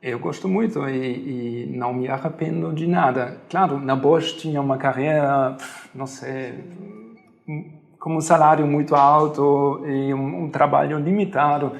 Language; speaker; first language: Portuguese; non-native, fluent; German